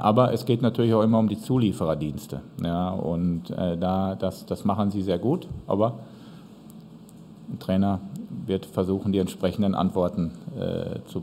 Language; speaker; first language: German; native; German